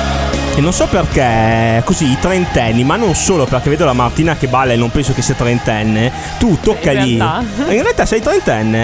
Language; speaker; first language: Italian; native; Italian